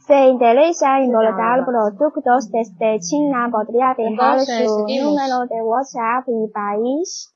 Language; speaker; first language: Spanish; non-native, learner; Chinese